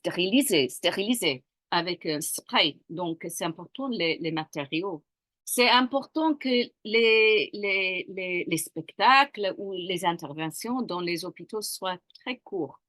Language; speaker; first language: French; non-native, fluent; English